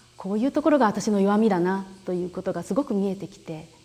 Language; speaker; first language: Japanese; native; Japanese